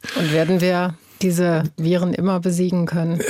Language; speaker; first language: German; native; German